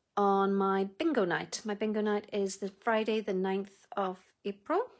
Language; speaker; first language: English; native; English